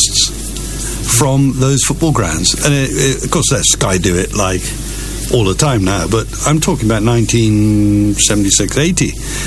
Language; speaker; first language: English; native; English